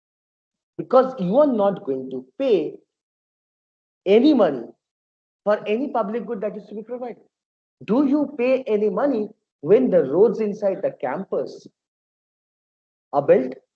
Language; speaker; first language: English; non-native, local second language; Bangla